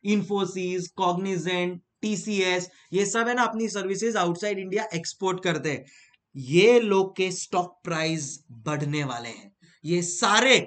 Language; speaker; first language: Hindi; native; Hindi